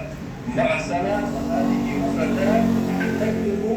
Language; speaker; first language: Arabic; non-native, fluent; Chechen